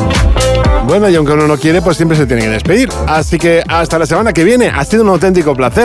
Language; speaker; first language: Spanish; native; Spanish